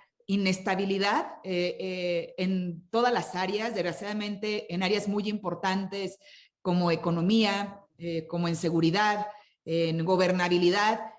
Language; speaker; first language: Spanish; native; Spanish